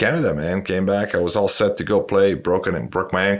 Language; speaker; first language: English; non-native, fluent; Romanian